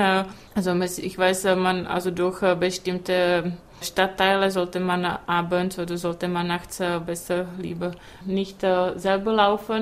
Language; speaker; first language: German; non-native, fluent; Czech